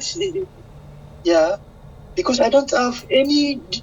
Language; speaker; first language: English; non-native, learner; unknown